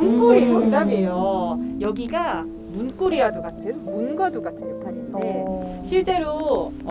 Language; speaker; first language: Korean; native; Korean